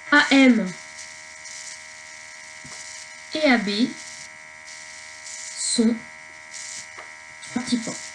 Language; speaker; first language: French; native; French